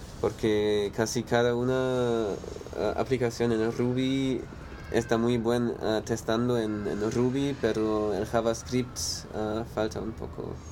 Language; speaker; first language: Spanish; non-native, learner; German